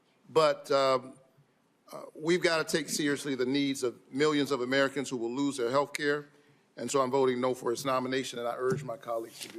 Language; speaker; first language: English; native; English